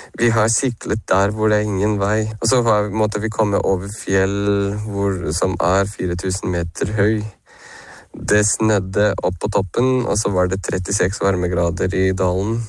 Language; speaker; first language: Norwegian; non-native, fluent; Lithuanian